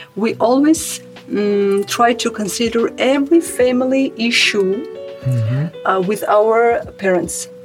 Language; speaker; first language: English; non-native, fluent; Armenian